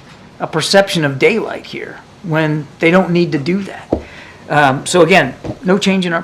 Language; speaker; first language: English; native; English